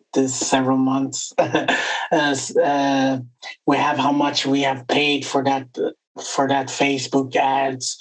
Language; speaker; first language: English; non-native, fluent; Swedish